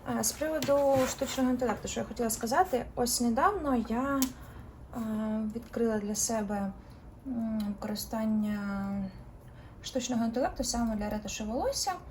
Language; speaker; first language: Ukrainian; non-native, local second language; Russian